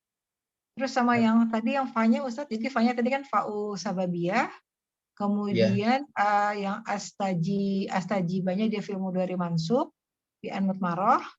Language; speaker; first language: Indonesian; native; Indonesian